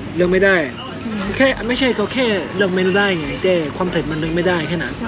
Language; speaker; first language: Thai; non-native, fluent; Korean